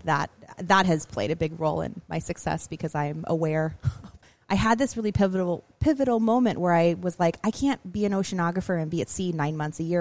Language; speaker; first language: English; native; English